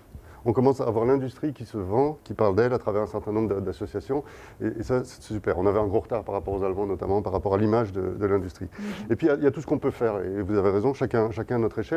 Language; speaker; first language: French; native; French